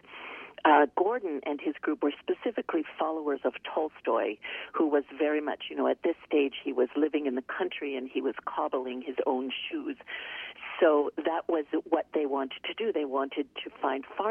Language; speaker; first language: English; native; English